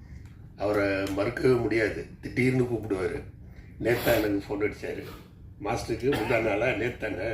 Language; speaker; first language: Tamil; native; Tamil